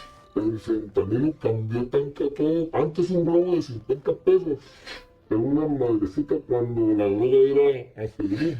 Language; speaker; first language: Spanish; native; Spanish